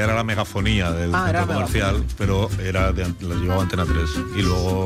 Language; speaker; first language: Spanish; native; Spanish